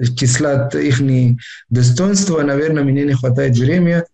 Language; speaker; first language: Russian; non-native, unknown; Arabic